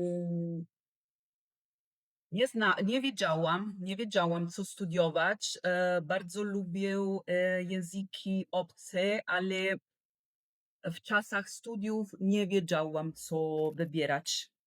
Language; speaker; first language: Polish; non-native, learner; Italian